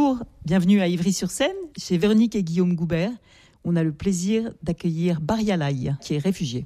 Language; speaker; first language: French; native; French